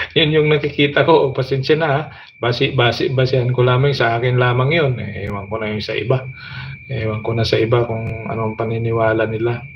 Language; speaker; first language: Filipino; non-native, local second language; Iloko